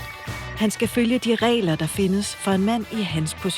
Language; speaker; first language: Danish; native; Danish